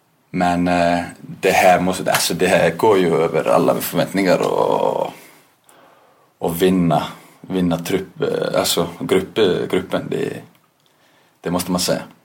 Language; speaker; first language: Swedish; non-native, fluent; Icelandic